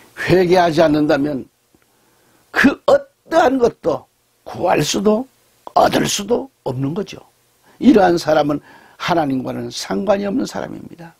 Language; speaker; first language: Korean; native; Korean